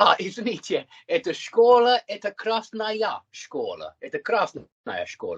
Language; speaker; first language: Russian; non-native, learner; English